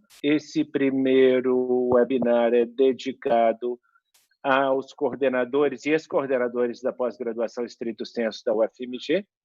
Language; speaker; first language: Portuguese; native; Portuguese